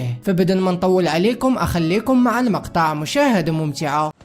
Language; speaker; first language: Arabic; native; Arabic